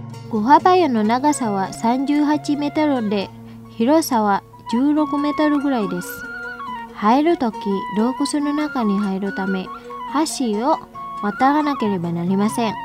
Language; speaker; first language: Japanese; non-native, fluent; Indonesian